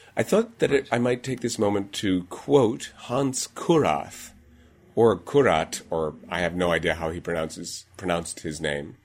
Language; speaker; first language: English; native; English